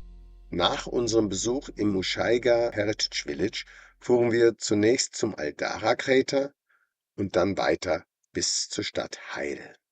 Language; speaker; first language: German; native; German